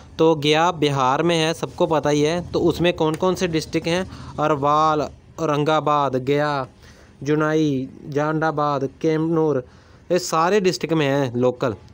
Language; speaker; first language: Hindi; non-native, local second language; Punjabi